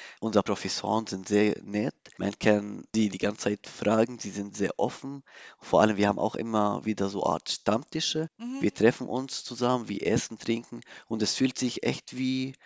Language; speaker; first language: German; non-native, learner; Arabic